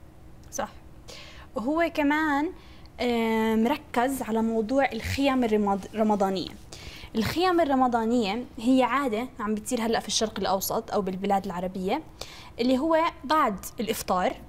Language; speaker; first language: Arabic; native; Arabic